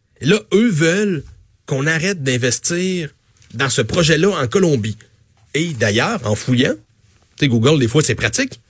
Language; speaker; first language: French; native; French